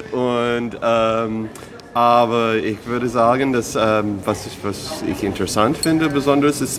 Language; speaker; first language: German; non-native, fluent; English